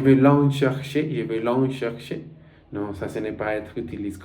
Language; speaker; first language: French; non-native, learner; Spanish